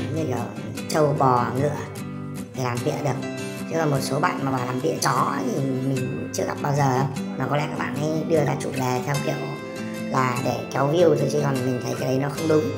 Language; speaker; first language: Vietnamese; non-native, fluent; Lao